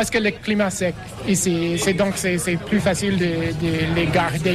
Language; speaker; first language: French; non-native, learner; English